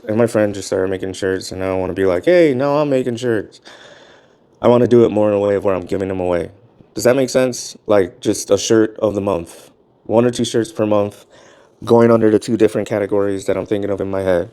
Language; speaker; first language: English; native; English